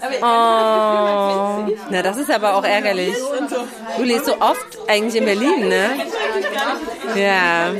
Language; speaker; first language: German; native; German